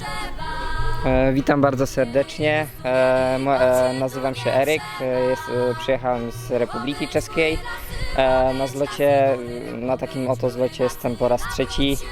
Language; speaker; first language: Polish; early bilingual, heritage; Polish